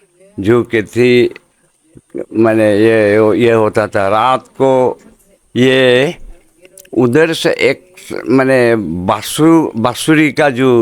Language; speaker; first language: Hindi; non-native, local second language; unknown